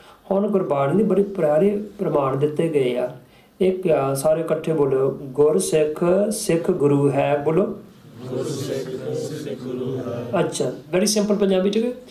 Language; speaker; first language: Punjabi; early bilingual, heritage; Punjabi